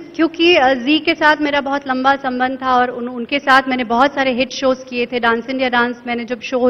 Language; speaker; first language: Hindi; native; Hindi